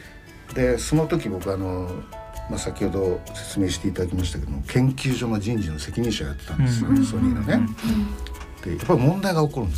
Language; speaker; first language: Japanese; native; Japanese